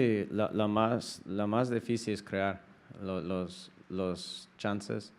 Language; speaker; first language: Spanish; non-native, fluent; English